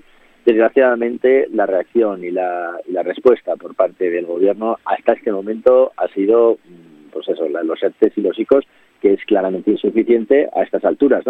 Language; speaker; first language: Spanish; native; Spanish